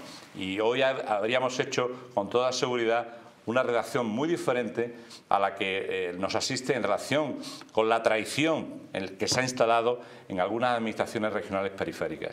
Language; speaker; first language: Spanish; native; Spanish